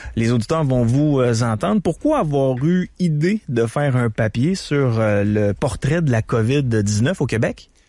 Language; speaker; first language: French; native; French